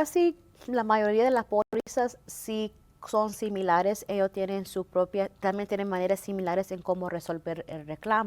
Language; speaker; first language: Spanish; early bilingual, heritage; Spanish